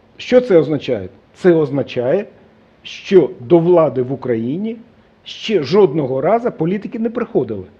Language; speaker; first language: Ukrainian; non-native, local second language; Russian